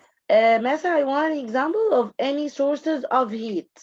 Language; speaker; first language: English; non-native, fluent; Arabic